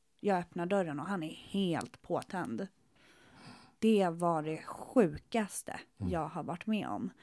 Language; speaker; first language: Swedish; early bilingual, other home language; Spanish